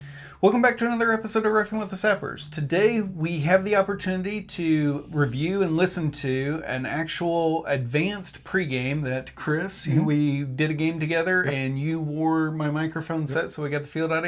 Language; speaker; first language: English; native; English